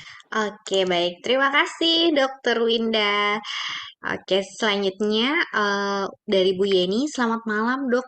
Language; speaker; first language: Indonesian; native; Indonesian